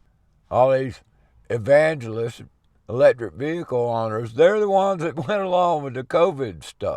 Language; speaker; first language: English; native; English